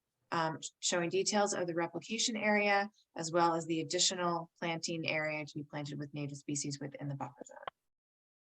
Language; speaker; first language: English; native; English